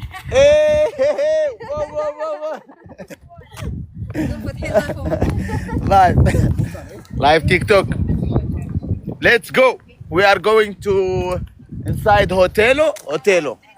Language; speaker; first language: English; non-native, learner; Arabic